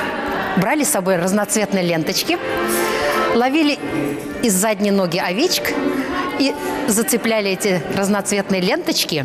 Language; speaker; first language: Russian; non-native, local second language; Chuvash